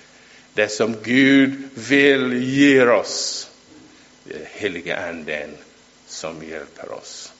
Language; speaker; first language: Swedish; non-native, fluent; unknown